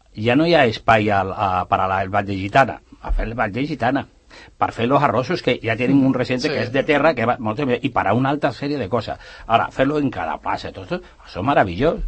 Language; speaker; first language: Catalan; native; Catalan